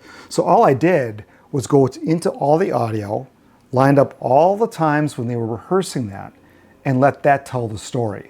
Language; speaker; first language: English; native; English